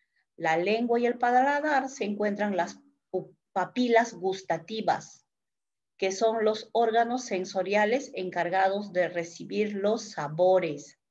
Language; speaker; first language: Spanish; native; Spanish